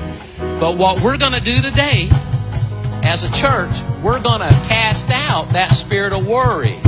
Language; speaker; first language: English; native; English